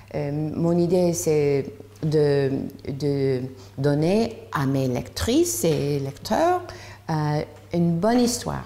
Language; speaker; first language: French; non-native, learner; English